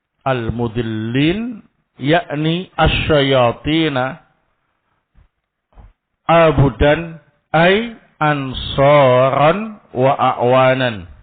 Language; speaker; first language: Arabic; non-native, fluent; Indonesian